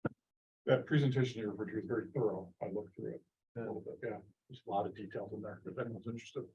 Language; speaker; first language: English; native; English